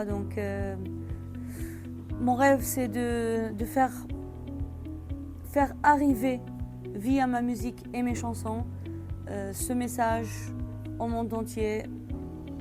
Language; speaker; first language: French; non-native, fluent; Arabic